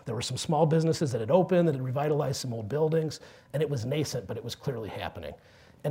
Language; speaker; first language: English; native; English